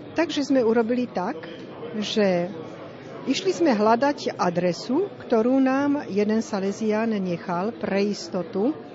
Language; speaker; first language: Slovak; native; Slovak